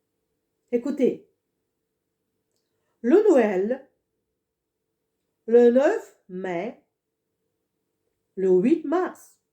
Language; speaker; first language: French; non-native, fluent; Russian